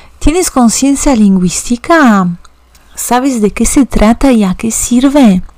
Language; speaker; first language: Spanish; non-native, fluent; Polish